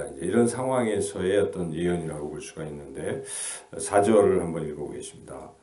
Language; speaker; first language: Korean; native; Korean